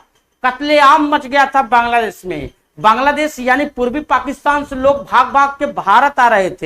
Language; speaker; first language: Hindi; native; Hindi